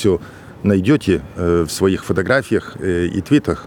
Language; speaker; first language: Russian; non-native, fluent; English